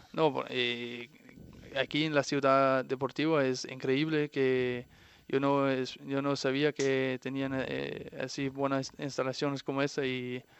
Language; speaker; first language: Spanish; non-native, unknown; Danish